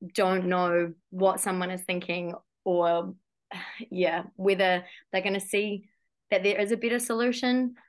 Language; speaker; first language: English; native; English